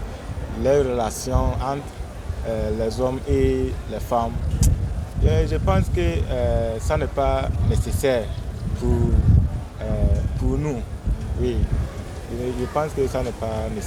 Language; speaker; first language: French; non-native, learner; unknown